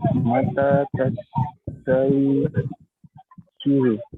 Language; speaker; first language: Arabic; non-native, learner; Indonesian